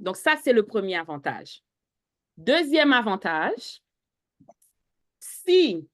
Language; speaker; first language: French; native; French